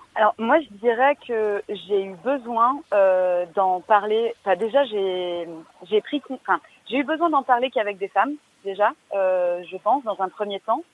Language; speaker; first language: French; native; French